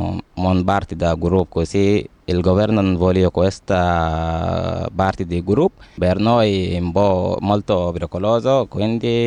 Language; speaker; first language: Italian; non-native, learner; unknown